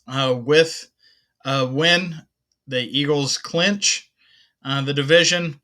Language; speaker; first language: English; native; English